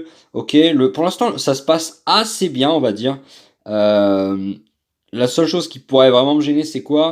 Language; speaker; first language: French; native; French